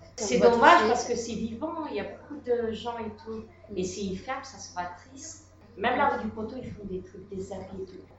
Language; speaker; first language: French; native; French